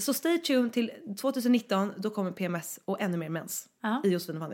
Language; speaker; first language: Swedish; native; Swedish